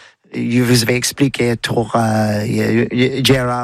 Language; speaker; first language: French; non-native, learner; English